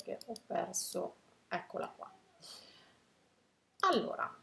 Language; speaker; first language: Italian; native; Italian